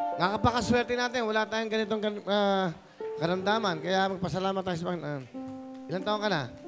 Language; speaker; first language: Filipino; native; Filipino